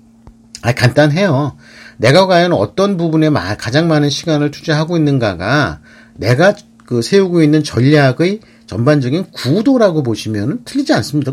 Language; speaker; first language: Korean; native; Korean